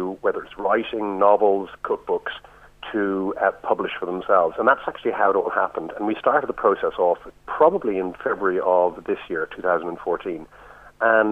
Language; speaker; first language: English; native; English